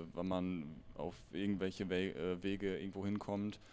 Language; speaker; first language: German; native; German